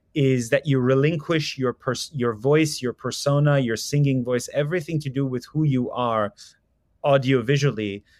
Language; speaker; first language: English; non-native, fluent; Persian